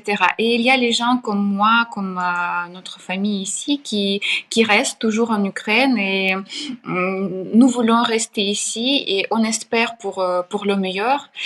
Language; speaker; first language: French; non-native, fluent; Ukrainian